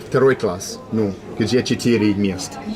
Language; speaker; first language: Russian; non-native, learner; English